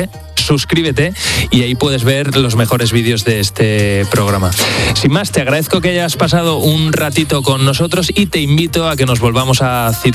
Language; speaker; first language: Spanish; native; Spanish